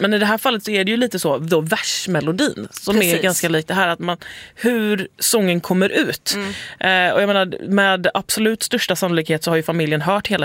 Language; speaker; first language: Swedish; native; Swedish